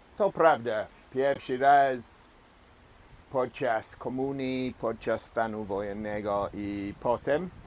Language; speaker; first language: Polish; non-native, fluent; English